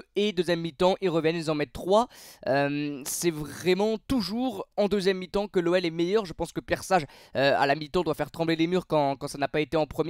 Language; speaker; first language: French; native; French